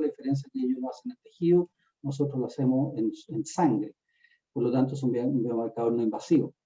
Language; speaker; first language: Spanish; native; Spanish